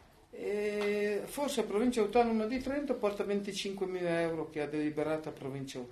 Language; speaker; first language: Italian; native; Italian